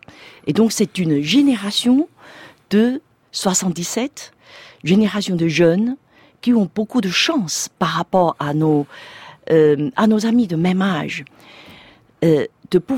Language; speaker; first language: French; non-native, fluent; Chinese